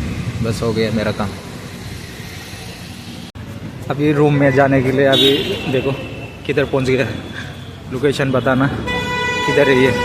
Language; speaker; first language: Hindi; non-native, local second language; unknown